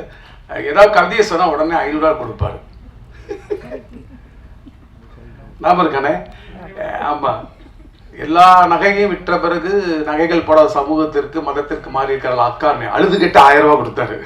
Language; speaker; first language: Tamil; native; Tamil